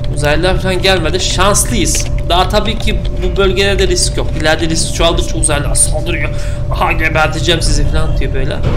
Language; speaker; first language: Turkish; early bilingual, heritage; Turkish